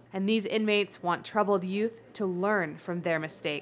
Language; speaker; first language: English; native; English